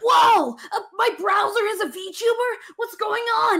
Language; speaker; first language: English; native; English